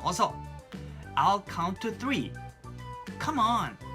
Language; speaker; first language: English; non-native, fluent; Korean